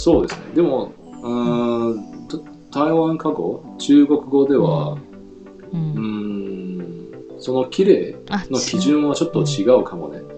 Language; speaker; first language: Japanese; non-native, fluent; Chinese